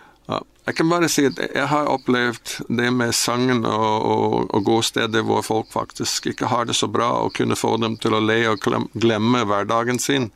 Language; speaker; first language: Norwegian; non-native, fluent; English